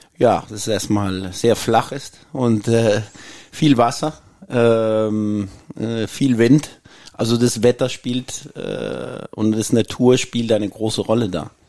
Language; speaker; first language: German; non-native, fluent; Danish